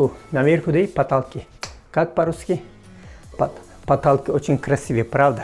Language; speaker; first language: Russian; non-native, fluent; Turkish